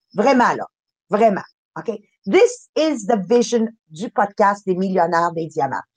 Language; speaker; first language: French; native; French